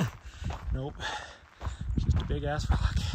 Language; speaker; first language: English; native; English